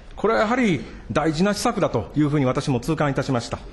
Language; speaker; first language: Japanese; native; Japanese